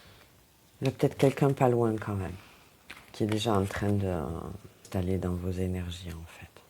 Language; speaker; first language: French; native; French